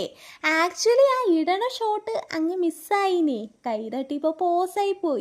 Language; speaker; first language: Malayalam; native; Malayalam